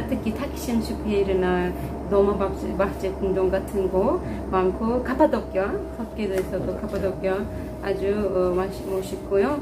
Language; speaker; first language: Korean; non-native, fluent; Turkish